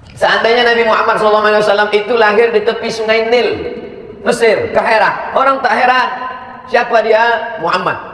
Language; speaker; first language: Malay; non-native, fluent; Indonesian